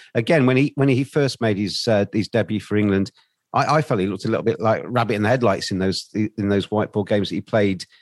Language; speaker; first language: English; native; English